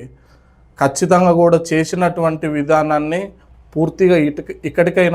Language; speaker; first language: Telugu; native; Telugu